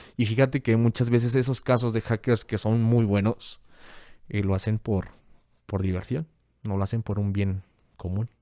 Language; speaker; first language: Spanish; native; Spanish